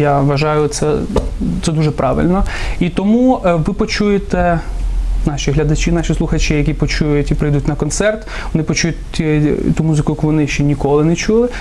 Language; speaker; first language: Ukrainian; non-native, local second language; Russian